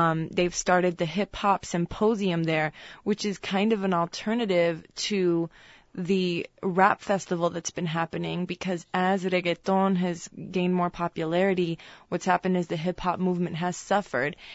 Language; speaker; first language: English; native; English